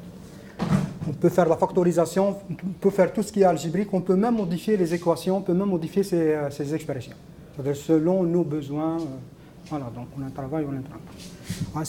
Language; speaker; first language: French; non-native, local second language; Arabic